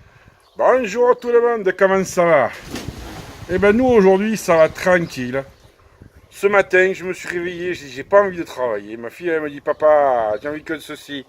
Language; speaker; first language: French; native; French